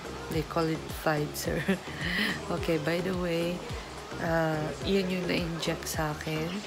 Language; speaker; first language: English; non-native, local second language; Filipino